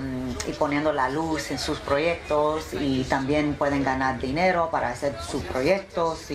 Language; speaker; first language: Spanish; early bilingual, heritage; English